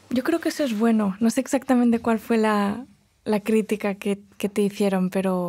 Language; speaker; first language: Spanish; non-native, local second language; Galician